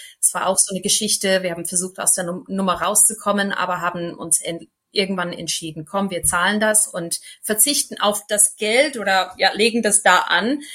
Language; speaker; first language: German; non-native, fluent; English